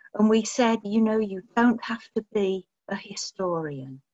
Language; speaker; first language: English; native; English